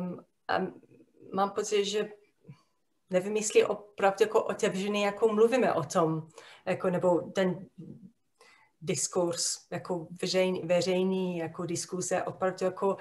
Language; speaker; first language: Czech; non-native, fluent; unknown